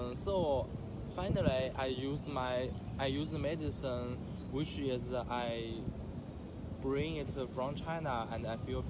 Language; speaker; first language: English; non-native, learner; Chinese